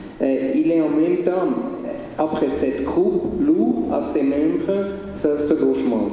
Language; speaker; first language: French; non-native, local second language; Swiss German